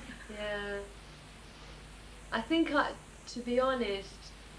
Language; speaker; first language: English; early bilingual, other home language; Greek